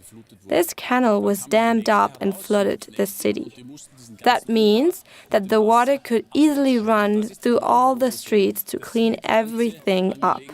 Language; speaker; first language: English; non-native, fluent; German